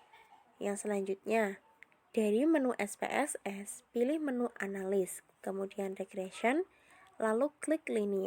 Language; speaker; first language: Indonesian; native; Indonesian